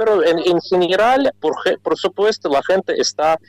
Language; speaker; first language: Spanish; non-native, fluent; Russian